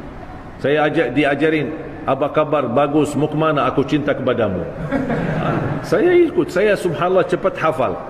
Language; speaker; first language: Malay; non-native, fluent; Arabic